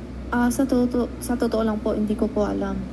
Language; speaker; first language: Filipino; non-native, learner; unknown